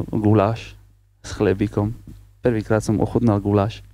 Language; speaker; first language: Slovak; non-native, learner; Persian